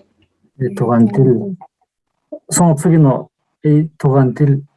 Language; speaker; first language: Japanese; non-native, fluent; Kyrgyz